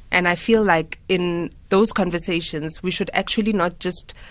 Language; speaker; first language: English; non-native, local second language; Tswana